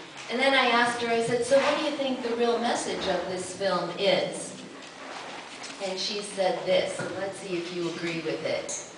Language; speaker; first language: English; native; English